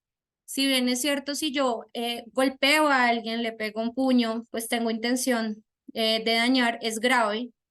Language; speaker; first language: Spanish; native; Spanish